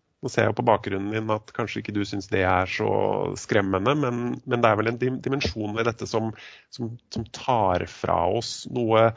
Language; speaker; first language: Norwegian; native; Norwegian